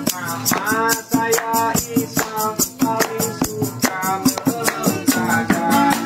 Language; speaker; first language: Indonesian; non-native, local second language; Sundanese